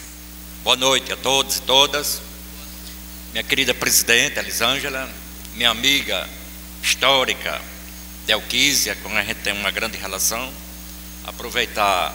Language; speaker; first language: Portuguese; native; Portuguese